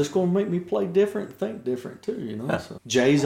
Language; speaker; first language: English; native; English